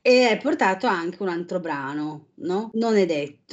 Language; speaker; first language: Italian; native; Italian